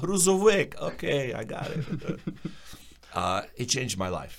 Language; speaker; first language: English; early bilingual, other home language; Ukrainian